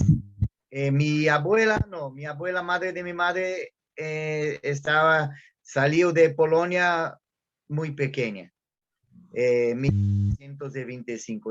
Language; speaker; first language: Spanish; non-native, learner; Portuguese